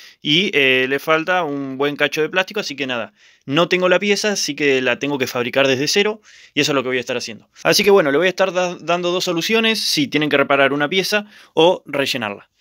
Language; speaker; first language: Spanish; native; Spanish